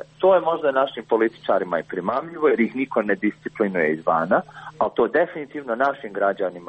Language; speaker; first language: Croatian; native; Croatian